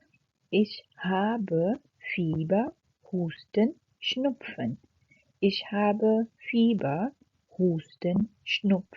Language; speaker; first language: German; non-native, fluent; Urdu